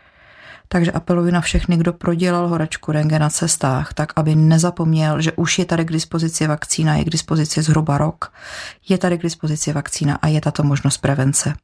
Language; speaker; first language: Czech; native; Czech